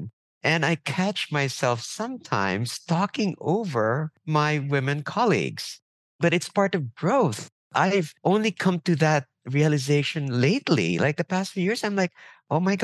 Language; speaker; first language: English; non-native, local second language; Filipino